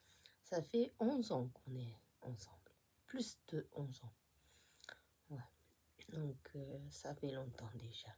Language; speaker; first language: French; non-native, fluent; Japanese